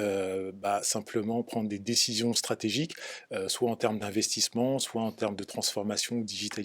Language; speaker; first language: French; native; French